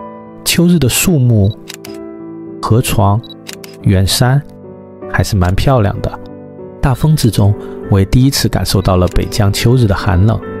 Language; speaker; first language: Chinese; native; Chinese